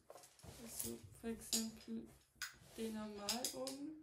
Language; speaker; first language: Danish; non-native, learner; German